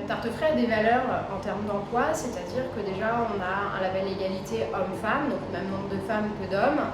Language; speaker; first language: French; native; French